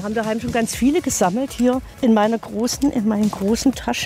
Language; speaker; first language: German; native; German